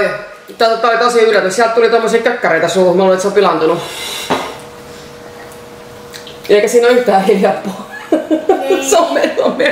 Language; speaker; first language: Finnish; native; Finnish